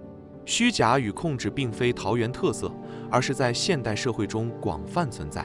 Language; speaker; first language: Chinese; native; Chinese